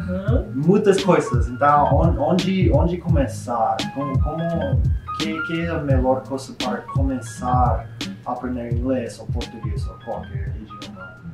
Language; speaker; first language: Portuguese; non-native, learner; English